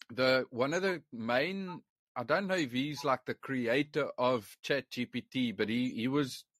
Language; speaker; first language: English; non-native, local second language; Afrikaans